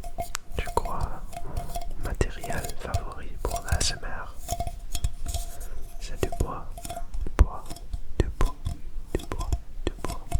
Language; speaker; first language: French; non-native, learner; Dutch